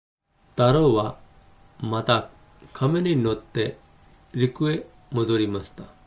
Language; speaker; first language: Japanese; non-native, fluent; Hindi